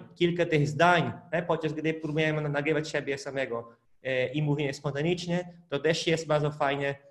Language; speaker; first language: Polish; non-native, fluent; Portuguese